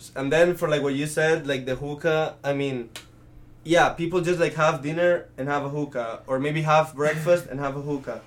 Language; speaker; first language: English; early bilingual, other home language; Italian